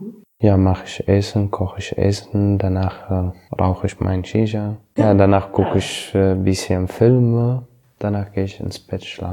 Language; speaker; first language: German; non-native, learner; Arabic